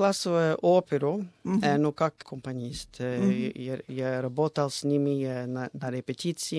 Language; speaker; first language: Russian; non-native, fluent; English